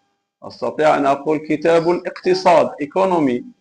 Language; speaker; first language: Arabic; non-native, fluent; Malay